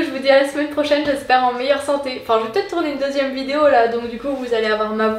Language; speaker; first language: French; native; French